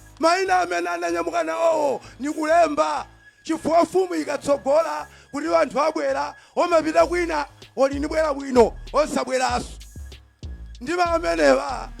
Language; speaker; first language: Nyanja; native; Nyanja